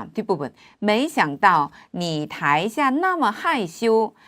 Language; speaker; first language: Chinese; non-native, fluent; Korean